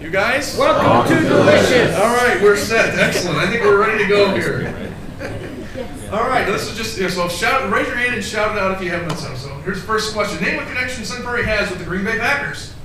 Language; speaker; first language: English; native; English